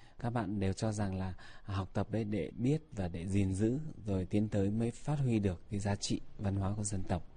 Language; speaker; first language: Vietnamese; non-native, local second language; Tày